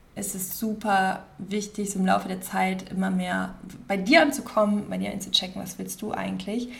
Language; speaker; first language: German; native; German